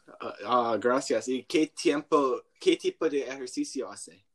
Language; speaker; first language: Spanish; non-native, learner; English